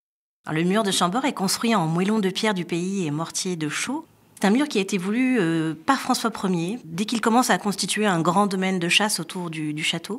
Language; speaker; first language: French; native; French